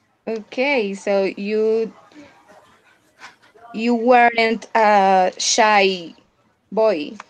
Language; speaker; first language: English; non-native, fluent; Spanish